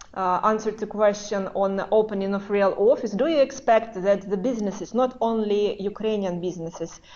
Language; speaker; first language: English; non-native, fluent; Russian